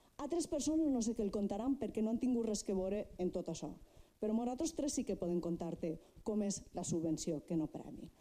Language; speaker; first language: Catalan; non-native, local second language; Spanish